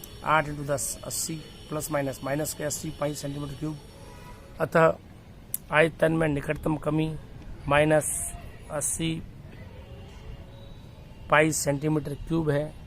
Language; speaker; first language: Hindi; native; Hindi